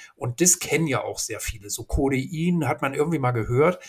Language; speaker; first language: German; native; German